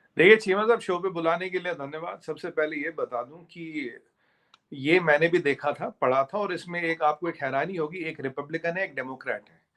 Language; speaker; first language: Hindi; native; Hindi